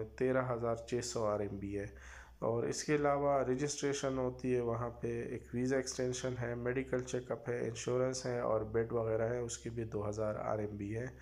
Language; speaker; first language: Urdu; non-native, local second language; Pashto